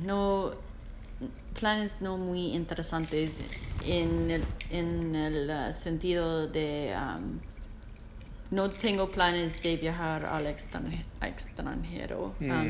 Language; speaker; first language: Spanish; non-native, learner; English